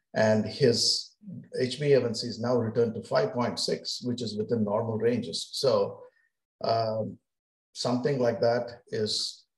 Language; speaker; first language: English; non-native, local second language; Kannada